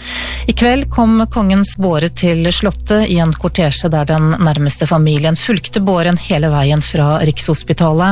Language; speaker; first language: Norwegian; native; Norwegian